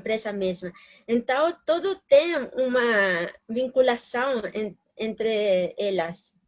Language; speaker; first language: Portuguese; non-native, learner; Spanish